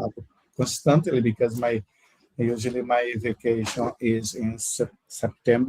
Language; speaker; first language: English; non-native, learner; Portuguese